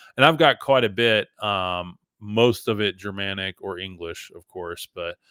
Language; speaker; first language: English; early bilingual, other home language; German